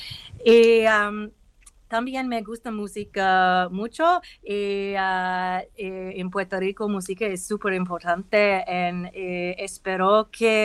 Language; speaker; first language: Spanish; non-native, learner; English